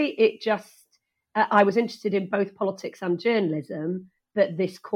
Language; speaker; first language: English; native; English